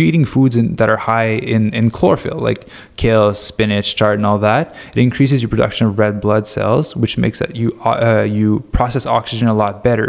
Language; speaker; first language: English; native; English